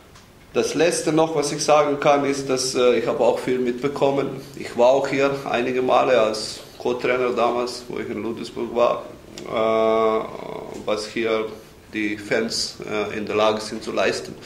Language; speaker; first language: German; non-native, fluent; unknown